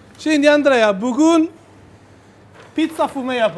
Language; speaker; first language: Turkish; non-native, learner; Italian